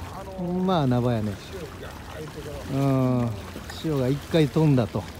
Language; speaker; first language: Japanese; native; Japanese